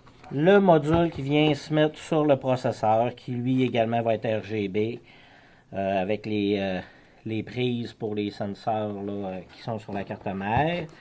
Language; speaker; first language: French; native; French